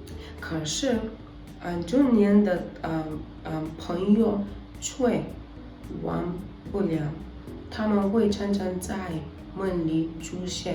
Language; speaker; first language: Chinese; non-native, learner; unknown